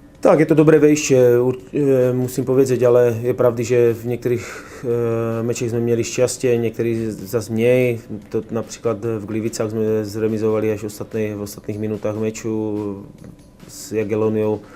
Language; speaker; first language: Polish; non-native, learner; Czech